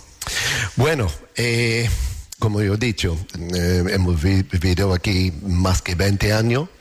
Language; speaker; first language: Spanish; non-native, learner; English